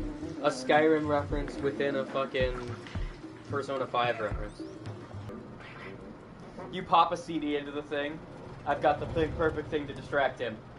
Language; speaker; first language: English; native; English